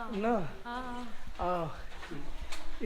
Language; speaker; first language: Hindi; non-native, learner; Bangla